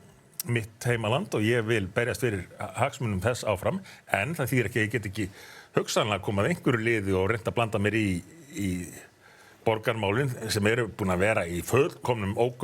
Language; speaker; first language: Icelandic; native; Icelandic